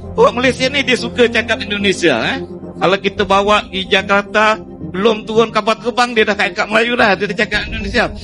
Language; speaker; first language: Malay; native; Malay